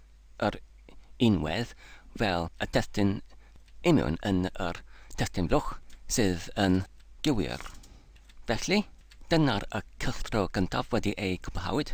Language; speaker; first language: Welsh; non-native, learner; English